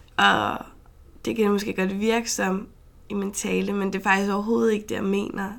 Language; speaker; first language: Danish; native; Danish